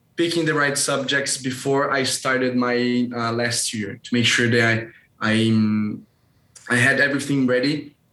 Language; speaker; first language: English; non-native, fluent; Portuguese